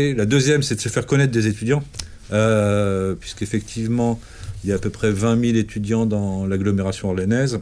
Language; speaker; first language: French; native; French